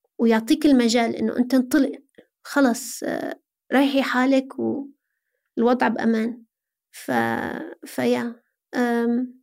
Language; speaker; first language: Arabic; native; Arabic